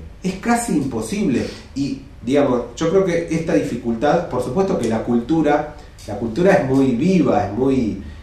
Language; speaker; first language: Spanish; native; Spanish